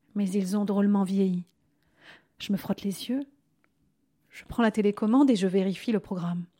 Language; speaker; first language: French; native; French